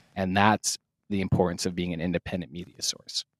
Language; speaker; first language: English; native; English